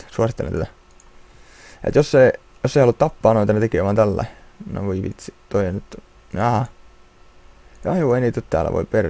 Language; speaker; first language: Finnish; native; Finnish